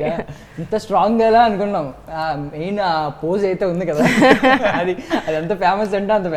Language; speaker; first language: Telugu; native; Telugu